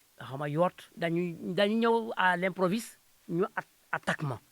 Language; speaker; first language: Wolof; non-native, local second language; Jola-Fonyi